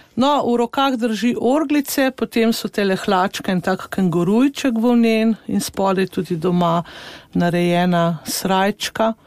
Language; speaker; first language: Slovenian; native; Slovenian